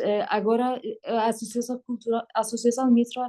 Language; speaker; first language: Portuguese; non-native, learner; Persian